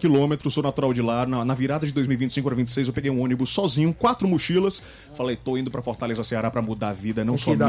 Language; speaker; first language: Portuguese; native; Portuguese